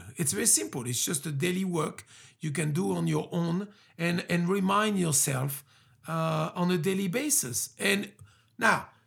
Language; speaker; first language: English; early bilingual, other home language; French